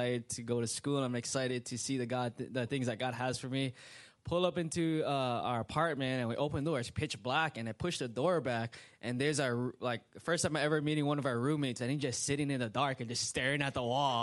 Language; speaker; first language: English; native; English